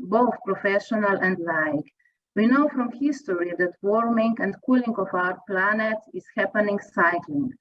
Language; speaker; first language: English; non-native, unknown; Slovenian